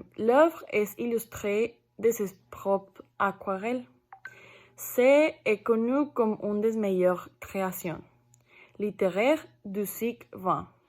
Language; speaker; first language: French; non-native, learner; Spanish